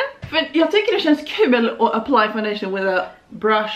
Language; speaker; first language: Swedish; native; Swedish